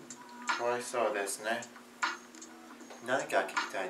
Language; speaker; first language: Japanese; non-native, learner; English